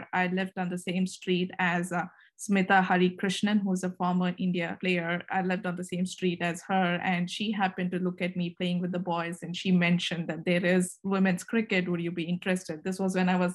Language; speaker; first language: English; non-native, local second language; Kannada